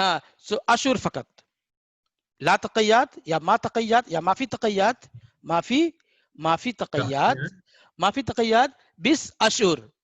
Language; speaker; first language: Arabic; non-native, fluent; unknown